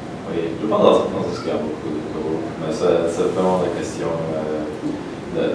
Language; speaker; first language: French; non-native, learner; Polish